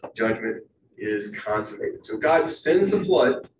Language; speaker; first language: English; native; English